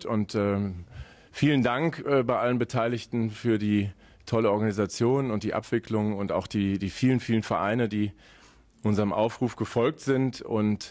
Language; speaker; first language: German; native; German